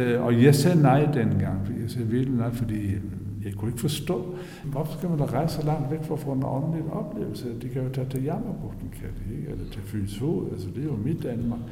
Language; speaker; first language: Danish; native; Danish